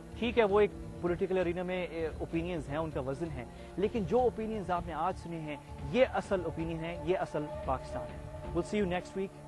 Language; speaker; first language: Urdu; native; Urdu